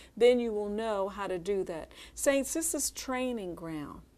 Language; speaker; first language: English; native; English